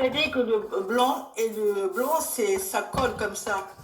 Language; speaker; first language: French; non-native, learner; Japanese